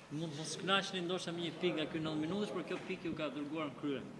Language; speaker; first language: Albanian; native; Albanian